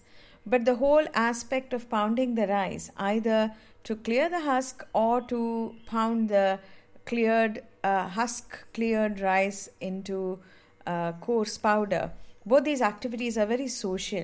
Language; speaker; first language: English; non-native, local second language; Tamil